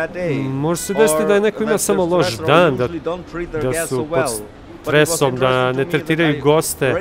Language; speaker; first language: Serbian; early bilingual, heritage; Albanian